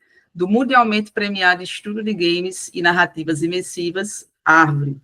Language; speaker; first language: Portuguese; native; Portuguese